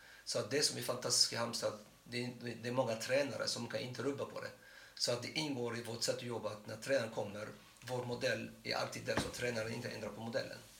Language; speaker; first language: Swedish; non-native, fluent; Arabic